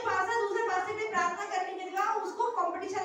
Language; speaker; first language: Hindi; native; Hindi